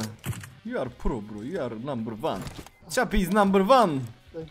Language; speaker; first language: English; non-native, learner; Turkish